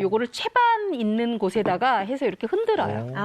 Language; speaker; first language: Korean; native; Korean